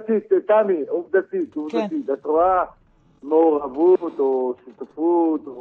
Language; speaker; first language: Hebrew; native; Hebrew